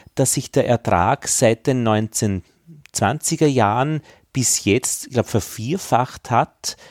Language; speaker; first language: German; native; German